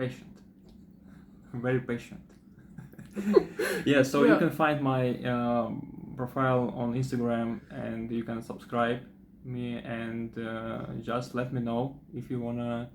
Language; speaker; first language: English; non-native, fluent; Russian